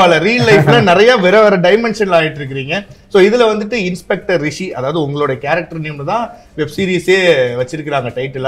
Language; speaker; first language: Tamil; native; Tamil